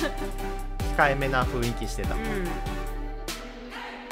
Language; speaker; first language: Japanese; native; Japanese